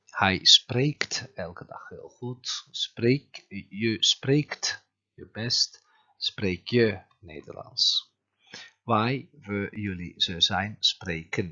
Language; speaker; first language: Dutch; non-native, fluent; Turkish